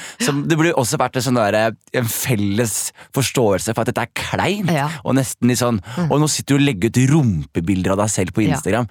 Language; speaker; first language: Norwegian; early bilingual, other home language; Somali